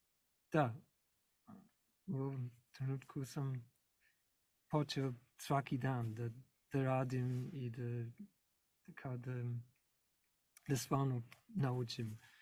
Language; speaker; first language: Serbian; non-native, learner; English